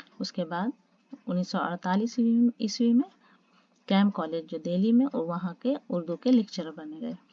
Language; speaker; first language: Urdu; native; Urdu